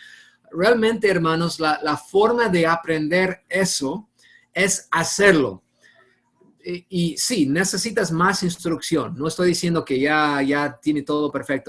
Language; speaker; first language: Spanish; non-native, fluent; English